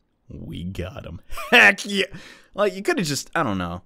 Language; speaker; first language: English; native; English